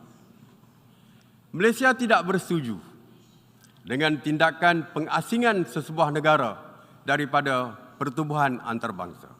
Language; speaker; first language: Malay; native; Malay